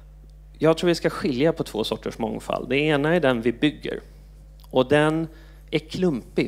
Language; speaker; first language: Swedish; native; Swedish